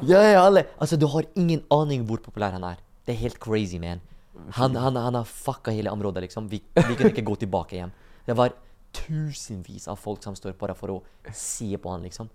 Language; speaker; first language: Norwegian; non-native, fluent; Arabic